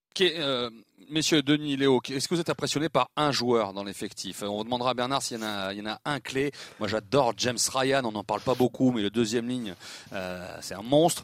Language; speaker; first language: French; native; French